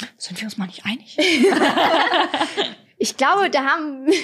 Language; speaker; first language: German; non-native, fluent; Vietnamese